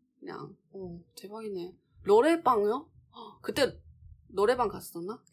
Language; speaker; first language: Korean; non-native, fluent; Chinese